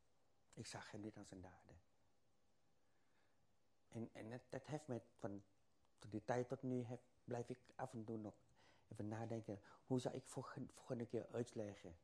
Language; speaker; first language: Dutch; non-native, fluent; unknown